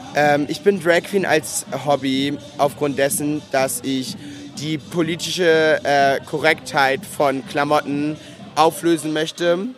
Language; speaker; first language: German; native; German